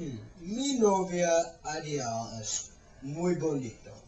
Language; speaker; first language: Spanish; non-native, learner; English